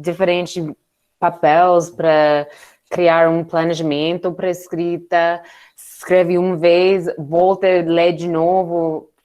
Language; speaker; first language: Portuguese; non-native, learner; English